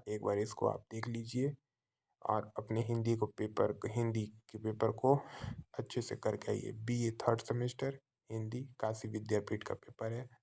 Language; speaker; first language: Hindi; native; Hindi